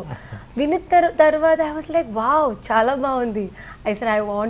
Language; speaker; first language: Telugu; non-native, learner; Malayalam